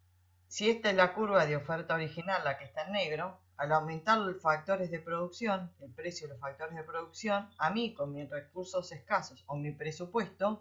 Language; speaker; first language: Spanish; native; Spanish